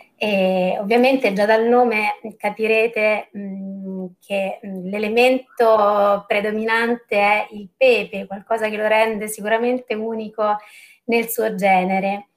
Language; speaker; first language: Italian; native; Italian